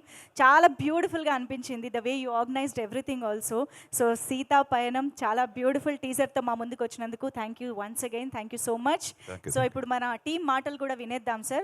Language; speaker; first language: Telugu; native; Telugu